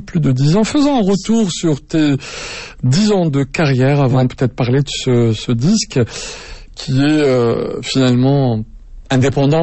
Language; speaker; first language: French; native; French